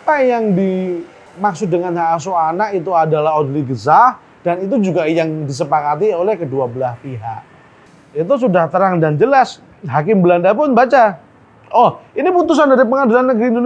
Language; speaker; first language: Indonesian; native; Indonesian